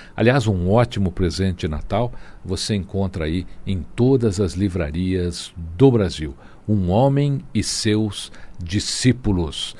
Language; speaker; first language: Portuguese; native; Portuguese